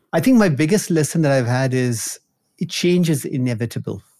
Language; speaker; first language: English; non-native, local second language; Hindi